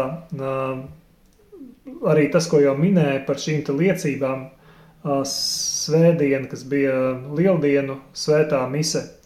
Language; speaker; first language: Latvian; native; Latvian